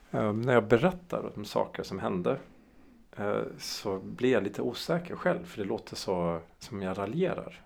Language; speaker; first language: Swedish; early bilingual, heritage; Swedish